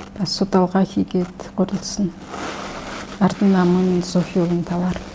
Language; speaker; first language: Mongolian; non-native, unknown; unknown